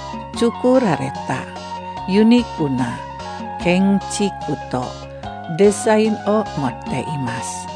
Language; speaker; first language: Japanese; non-native, fluent; Indonesian